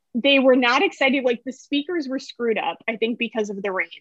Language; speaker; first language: English; native; English